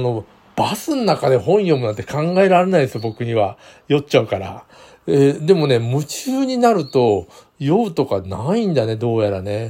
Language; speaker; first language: Japanese; native; Japanese